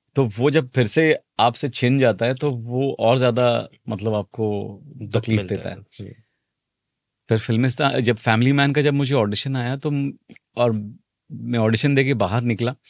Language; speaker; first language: Hindi; native; Hindi